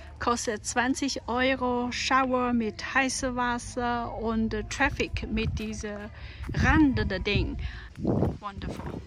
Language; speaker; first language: German; non-native, learner; Chinese